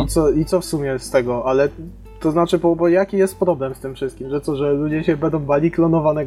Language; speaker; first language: Polish; native; Polish